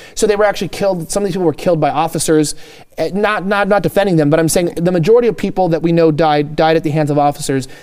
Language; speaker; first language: English; native; English